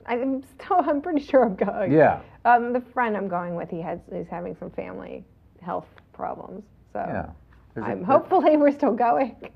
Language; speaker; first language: English; native; English